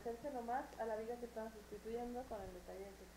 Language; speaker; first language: Spanish; native; Spanish